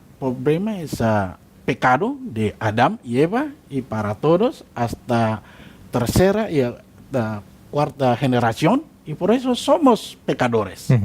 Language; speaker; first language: Spanish; non-native, learner; Indonesian